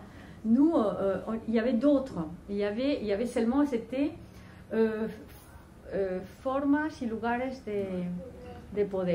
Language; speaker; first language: French; non-native, fluent; Spanish